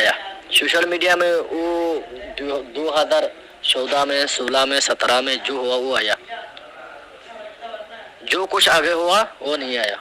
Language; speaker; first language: Hindi; non-native, learner; Rohingya